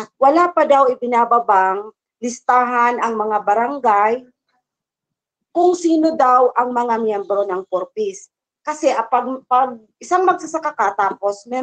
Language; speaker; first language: Filipino; non-native, local second language; Bikol